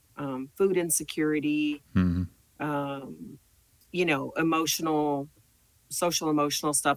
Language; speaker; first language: English; native; English